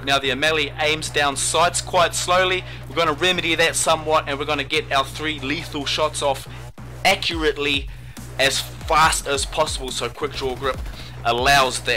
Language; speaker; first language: English; native; English